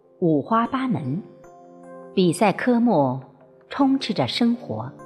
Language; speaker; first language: Chinese; native; Chinese